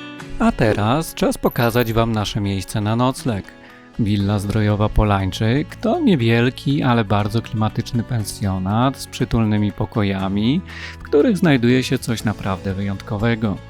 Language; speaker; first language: Polish; native; Polish